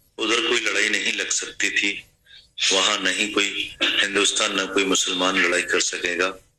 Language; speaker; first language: Hindi; non-native, local second language; Sindhi